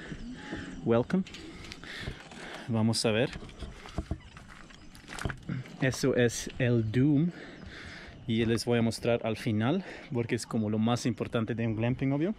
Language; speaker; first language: Spanish; non-native, fluent; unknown